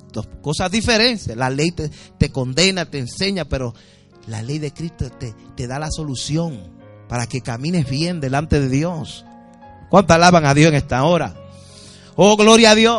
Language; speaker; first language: Spanish; native; Spanish